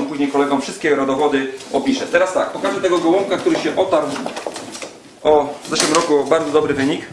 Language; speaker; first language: Polish; native; Polish